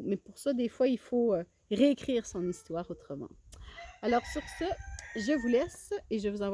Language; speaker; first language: French; native; French